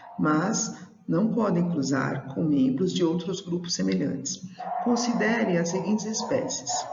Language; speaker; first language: Portuguese; native; Portuguese